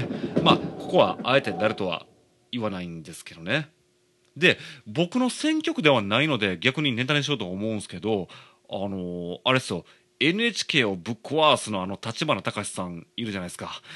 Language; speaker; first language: Japanese; native; Japanese